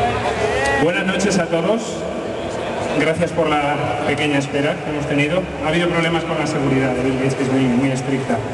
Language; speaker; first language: Spanish; native; Spanish